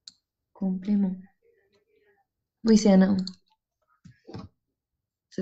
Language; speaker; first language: French; non-native, fluent; Spanish